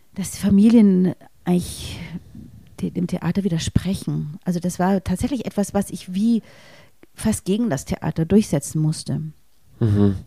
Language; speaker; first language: German; native; German